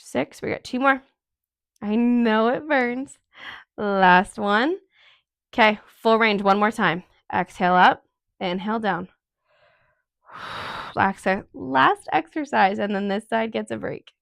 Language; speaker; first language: English; native; English